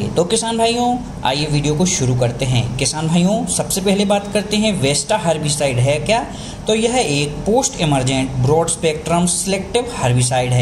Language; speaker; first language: Hindi; native; Hindi